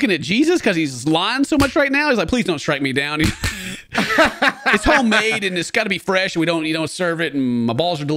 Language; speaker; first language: English; native; English